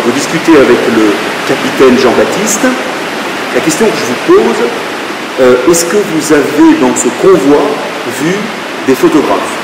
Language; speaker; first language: French; native; French